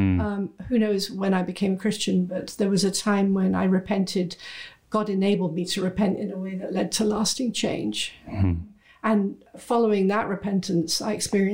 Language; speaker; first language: English; native; English